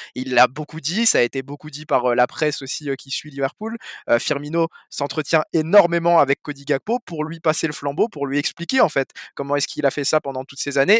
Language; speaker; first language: French; native; French